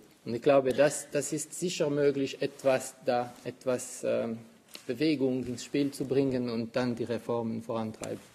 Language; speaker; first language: German; non-native, local second language; French